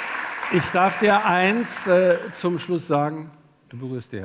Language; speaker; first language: German; native; German